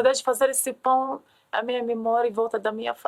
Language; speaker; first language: Portuguese; non-native, learner; Arabic